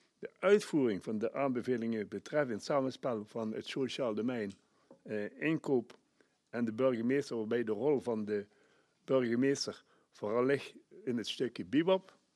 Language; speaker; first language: Dutch; native; Dutch